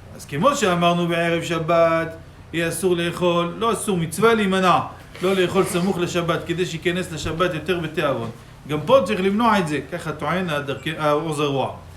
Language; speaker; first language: Hebrew; native; Hebrew